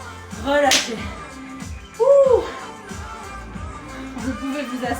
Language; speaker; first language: French; native; French